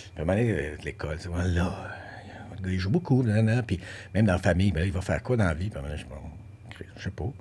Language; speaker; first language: French; native; French